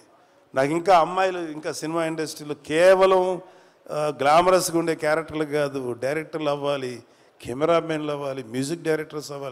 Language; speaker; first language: Telugu; native; Telugu